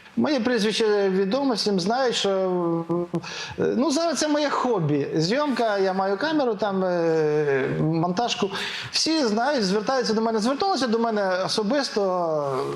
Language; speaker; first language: Ukrainian; native; Ukrainian